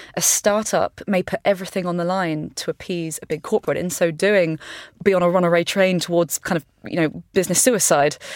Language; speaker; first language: English; native; English